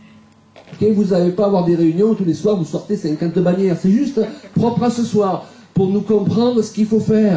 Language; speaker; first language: French; native; French